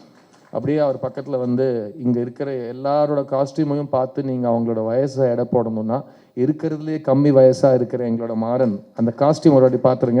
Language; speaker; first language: Tamil; native; Tamil